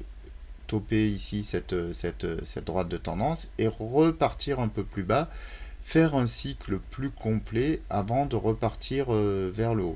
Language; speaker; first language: French; native; French